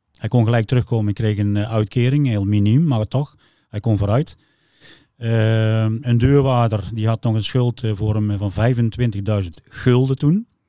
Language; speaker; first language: Dutch; native; Dutch